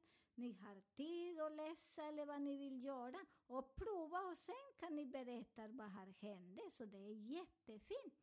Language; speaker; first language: Swedish; non-native, fluent; Spanish